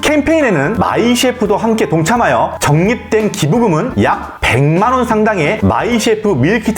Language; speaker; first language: Korean; native; Korean